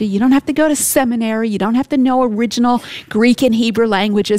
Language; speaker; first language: English; native; English